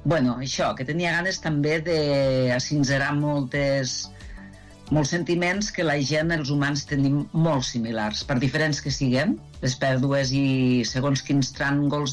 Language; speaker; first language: Catalan; native; Catalan